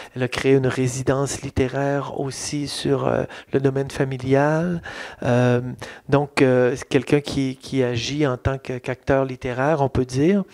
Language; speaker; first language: French; native; French